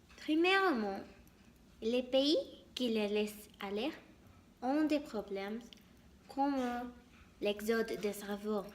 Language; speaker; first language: French; non-native, learner; Spanish